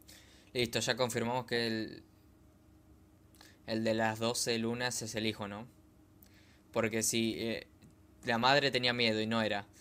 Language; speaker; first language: Spanish; native; Spanish